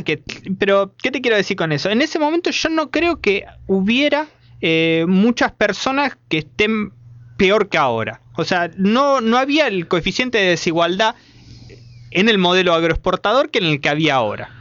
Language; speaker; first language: Spanish; native; Spanish